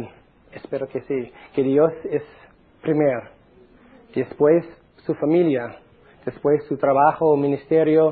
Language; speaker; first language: Spanish; non-native, fluent; English